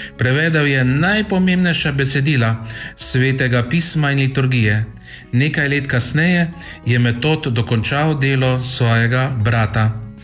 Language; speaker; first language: Slovenian; native; Slovenian